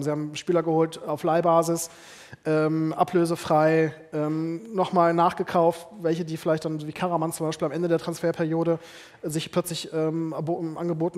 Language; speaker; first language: German; native; German